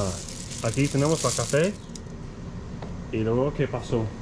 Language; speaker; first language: Spanish; non-native, learner; English